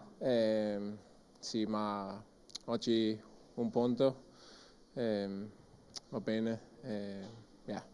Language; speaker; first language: Italian; non-native, learner; Danish